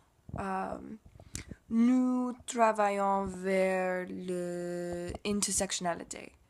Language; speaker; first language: French; non-native, learner; English